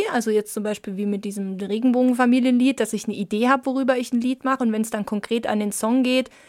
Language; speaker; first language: German; native; German